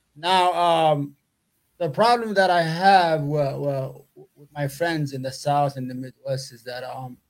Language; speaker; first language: English; native; English